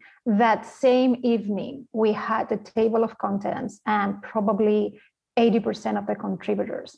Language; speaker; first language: English; non-native, fluent; Spanish